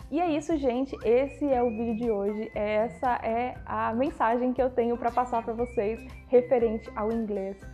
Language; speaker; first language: Portuguese; native; Portuguese